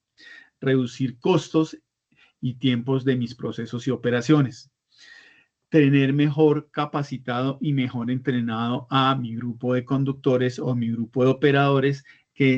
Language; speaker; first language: Spanish; native; Spanish